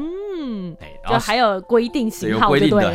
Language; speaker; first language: Chinese; native; Chinese